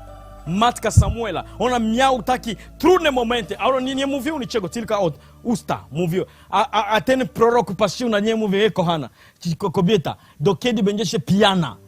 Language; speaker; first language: Polish; non-native, learner; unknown